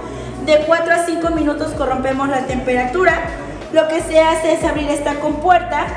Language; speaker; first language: Spanish; native; Spanish